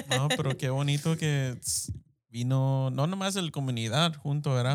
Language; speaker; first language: Spanish; early bilingual, heritage; Spanish